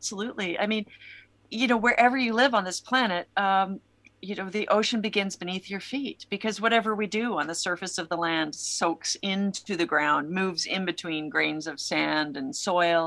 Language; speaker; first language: English; native; English